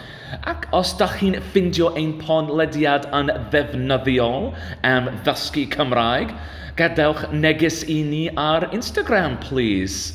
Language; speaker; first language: Welsh; non-native, learner; English